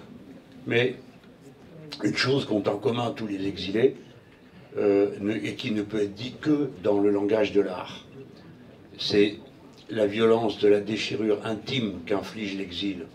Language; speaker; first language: French; native; French